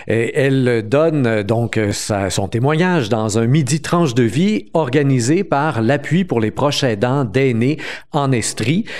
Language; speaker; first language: French; native; French